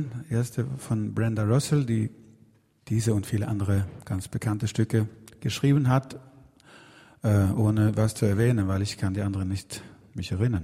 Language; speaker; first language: German; non-native, fluent; Swedish